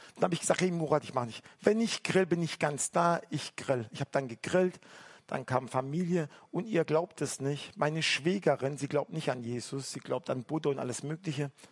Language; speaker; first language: German; early bilingual, other home language; Turkish